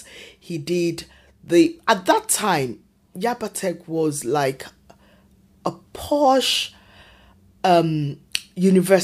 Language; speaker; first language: English; non-native, local second language; Yoruba